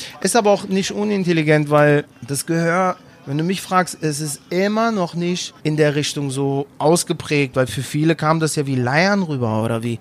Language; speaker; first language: German; early bilingual, other home language; Turkish